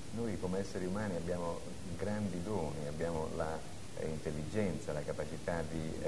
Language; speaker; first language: Italian; native; Italian